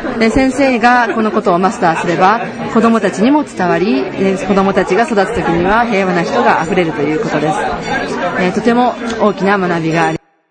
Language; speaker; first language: Japanese; native; Japanese